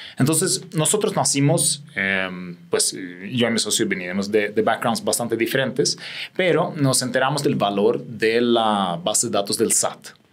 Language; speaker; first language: Spanish; non-native, fluent; Swedish